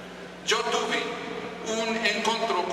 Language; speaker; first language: Spanish; non-native, fluent; Hebrew